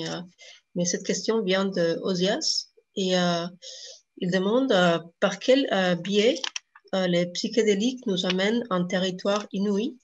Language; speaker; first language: French; non-native, fluent; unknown